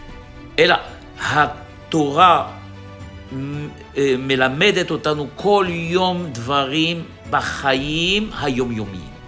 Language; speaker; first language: Hebrew; non-native, fluent; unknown